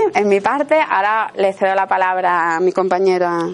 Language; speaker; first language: Spanish; native; Spanish